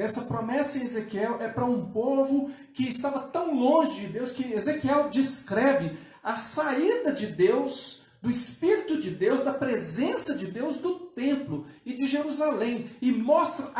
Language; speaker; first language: Portuguese; native; Portuguese